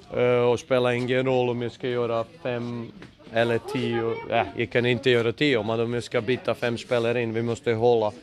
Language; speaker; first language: Swedish; non-native, fluent; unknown